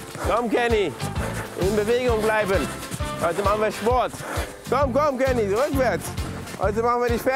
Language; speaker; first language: German; native; German